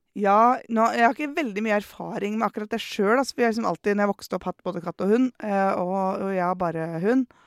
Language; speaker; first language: Norwegian; native; Norwegian